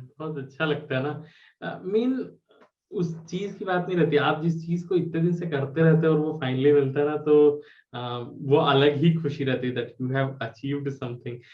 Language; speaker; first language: Hindi; native; Hindi